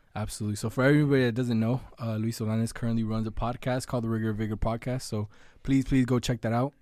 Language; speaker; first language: English; native; English